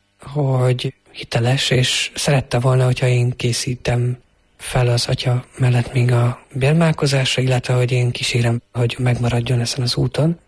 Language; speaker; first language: Hungarian; native; Hungarian